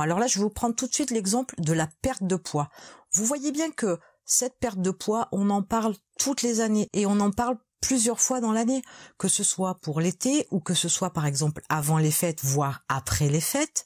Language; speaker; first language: French; native; French